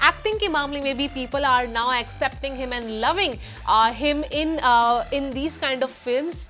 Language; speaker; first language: Hindi; native; Hindi